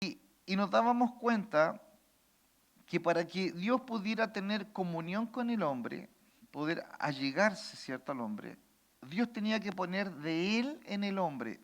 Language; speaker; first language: Spanish; native; Spanish